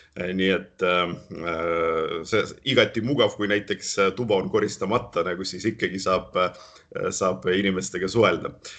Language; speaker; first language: Estonian; non-native, local second language; Russian